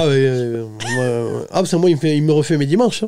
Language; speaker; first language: French; native; French